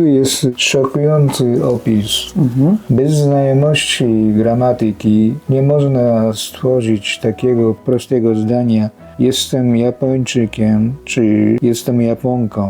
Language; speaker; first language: Polish; non-native, fluent; Japanese